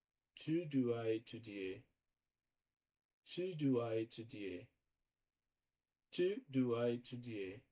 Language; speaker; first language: French; non-native, learner; Portuguese